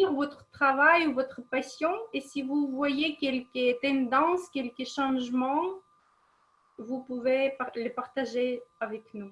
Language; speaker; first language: French; non-native, fluent; Russian